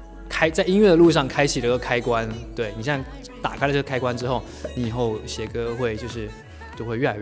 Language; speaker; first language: Chinese; native; Chinese